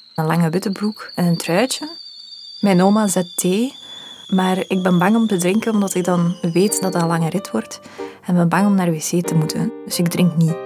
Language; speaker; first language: Dutch; early bilingual, other home language; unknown